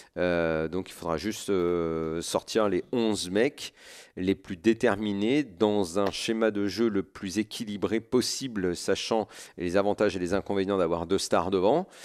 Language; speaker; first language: French; native; French